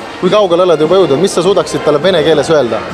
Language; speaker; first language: Estonian; native; Estonian